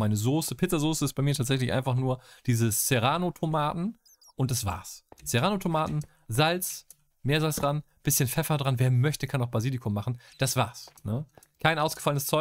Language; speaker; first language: German; native; German